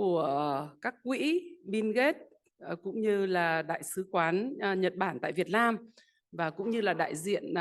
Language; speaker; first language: Vietnamese; native; Vietnamese